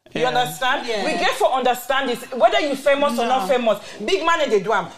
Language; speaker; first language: English; non-native, local second language; Krio